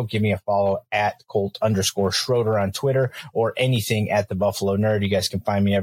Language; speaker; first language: English; native; English